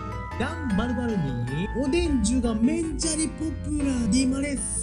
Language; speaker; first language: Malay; non-native, learner; Japanese